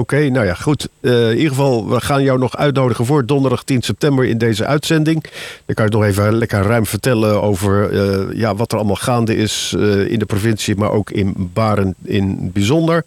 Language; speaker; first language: Dutch; native; Dutch